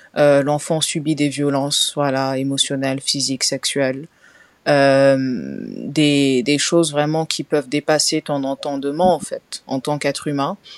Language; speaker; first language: French; non-native, local second language; Wolof